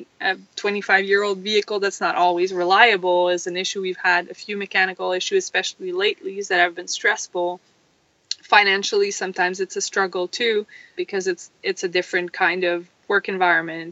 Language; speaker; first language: English; non-native, fluent; French